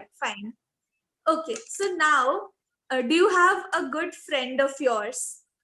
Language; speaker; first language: English; non-native, local second language; Hindi